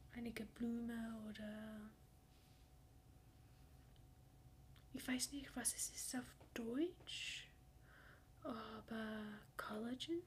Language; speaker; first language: German; non-native, learner; English